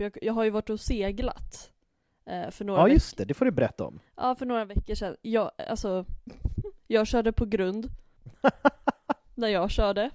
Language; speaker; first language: Swedish; native; Swedish